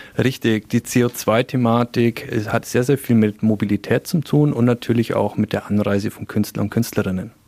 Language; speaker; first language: German; native; German